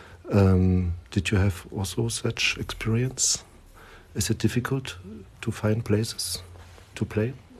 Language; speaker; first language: English; non-native, learner; German